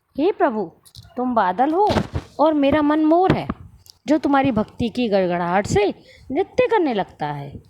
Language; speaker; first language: Hindi; native; Hindi